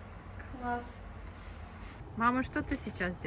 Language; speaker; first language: Russian; early bilingual, heritage; Russian